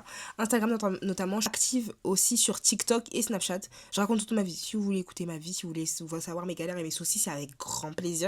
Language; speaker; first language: French; native; French